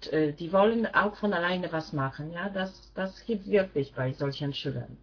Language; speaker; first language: German; non-native, fluent; Polish